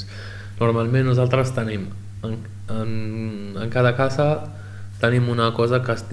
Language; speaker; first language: Catalan; non-native, learner; Arabic